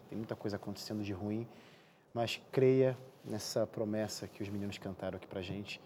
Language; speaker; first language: Portuguese; native; Portuguese